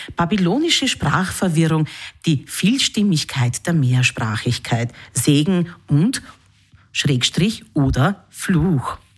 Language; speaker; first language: German; native; German